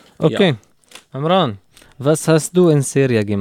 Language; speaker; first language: German; non-native, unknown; Arabic